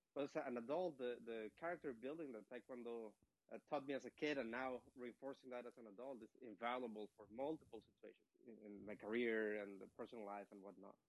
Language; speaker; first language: English; non-native, fluent; Spanish